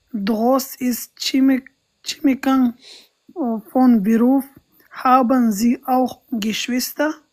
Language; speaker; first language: German; non-native, learner; Pashto